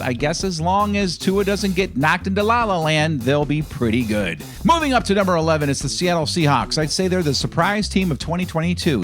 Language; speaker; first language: English; native; English